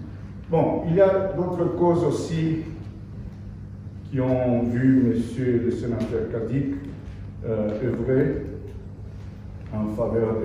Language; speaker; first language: French; non-native, fluent; Portuguese